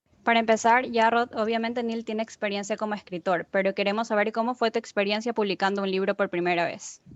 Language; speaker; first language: Spanish; native; Spanish